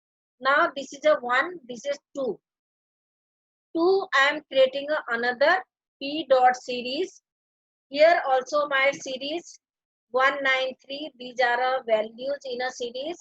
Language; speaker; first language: English; non-native, local second language; Hindi